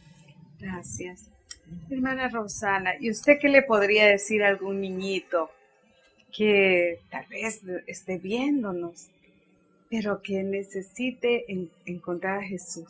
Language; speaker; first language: Spanish; native; Spanish